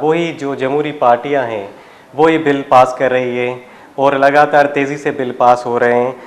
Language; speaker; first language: Urdu; non-native, local second language; Sindhi